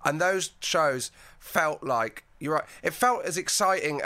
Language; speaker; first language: English; native; English